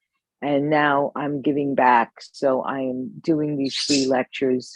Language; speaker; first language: English; native; English